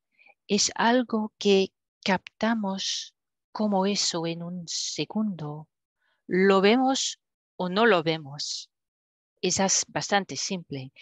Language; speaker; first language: Spanish; non-native, fluent; French